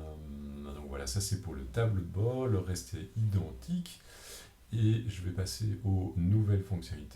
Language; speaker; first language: French; native; French